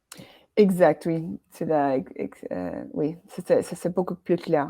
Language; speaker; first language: French; non-native, fluent; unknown